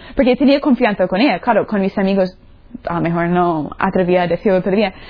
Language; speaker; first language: Spanish; non-native, fluent; English